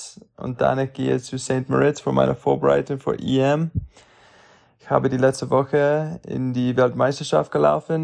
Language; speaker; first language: German; non-native, learner; English